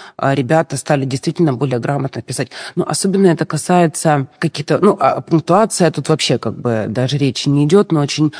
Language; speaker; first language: Russian; native; Russian